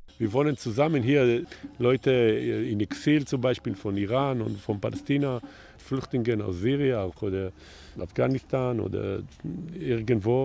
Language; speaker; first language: German; non-native, learner; Hebrew